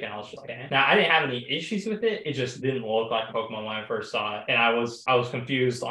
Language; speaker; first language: English; native; English